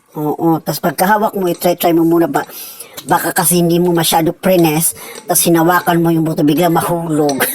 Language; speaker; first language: Filipino; non-native, local second language; Cebuano